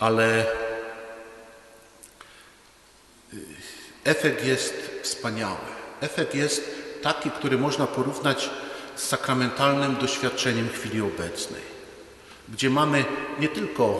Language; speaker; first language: Polish; native; Polish